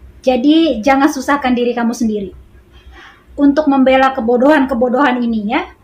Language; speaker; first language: Indonesian; native; Indonesian